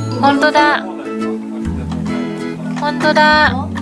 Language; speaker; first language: Japanese; non-native, fluent; Thai